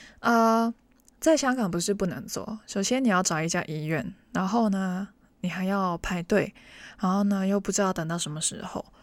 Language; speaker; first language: Chinese; non-native, local second language; Cantonese